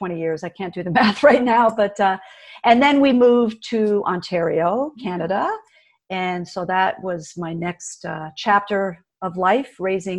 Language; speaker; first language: English; early bilingual, other home language; French